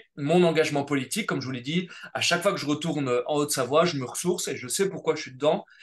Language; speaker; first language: French; native; French